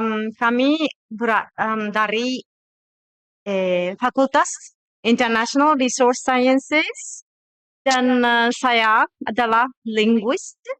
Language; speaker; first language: Indonesian; non-native, fluent; Japanese